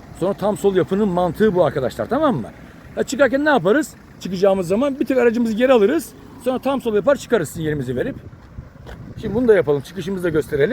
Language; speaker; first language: Turkish; native; Turkish